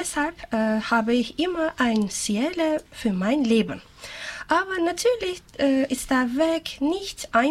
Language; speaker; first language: German; non-native, learner; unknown